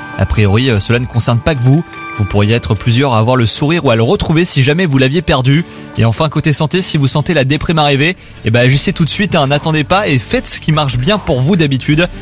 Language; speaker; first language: French; native; French